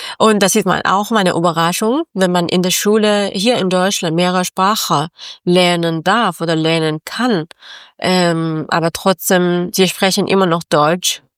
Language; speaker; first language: German; non-native, learner; Persian